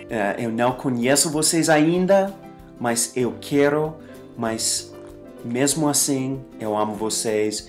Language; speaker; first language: Portuguese; non-native, fluent; English